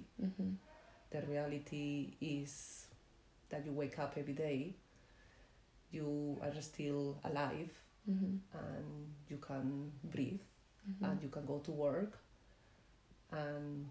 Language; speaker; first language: English; non-native, fluent; Spanish